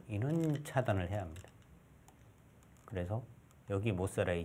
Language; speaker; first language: Korean; native; Korean